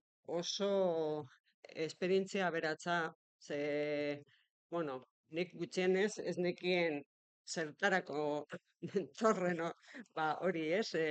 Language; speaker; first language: Basque; non-native, local second language; Spanish